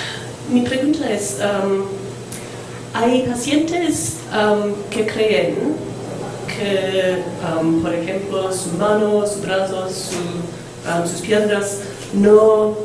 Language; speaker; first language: Spanish; non-native, fluent; English